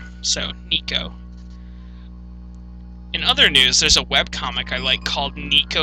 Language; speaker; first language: English; native; English